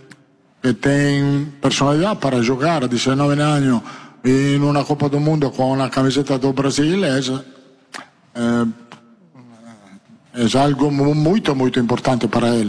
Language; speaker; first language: Portuguese; non-native, learner; Italian